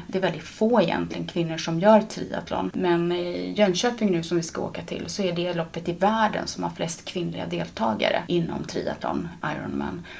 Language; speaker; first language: Swedish; native; Swedish